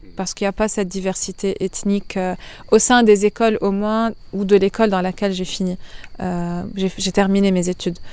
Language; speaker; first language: French; non-native, local second language; Arabic